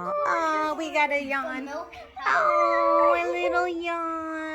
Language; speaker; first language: English; native; English